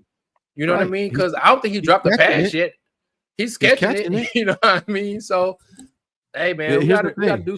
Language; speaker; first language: English; native; English